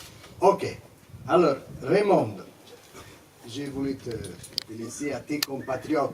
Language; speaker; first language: French; non-native, fluent; Italian